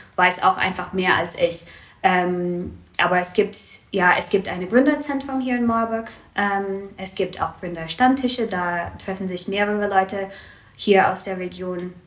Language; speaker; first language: German; non-native, fluent; English